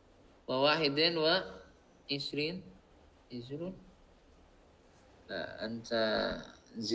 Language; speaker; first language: Arabic; non-native, fluent; Indonesian